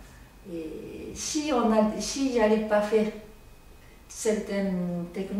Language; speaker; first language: French; non-native, learner; Japanese